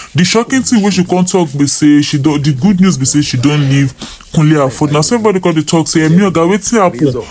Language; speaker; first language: Nigerian Pidgin; non-native, local second language; Yoruba